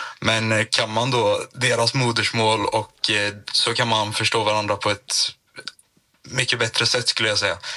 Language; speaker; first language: Swedish; native; Swedish